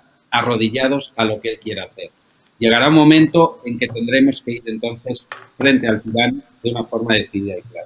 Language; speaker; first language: Spanish; native; Spanish